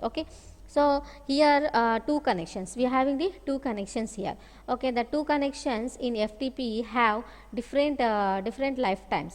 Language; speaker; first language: English; non-native, local second language; Telugu